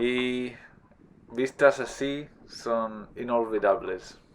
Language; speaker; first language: Spanish; non-native, fluent; English